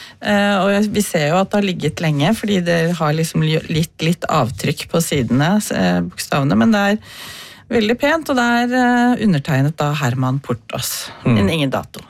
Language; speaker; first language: Norwegian; native; Norwegian